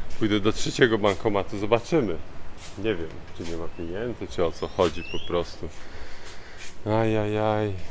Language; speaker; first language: Polish; native; Polish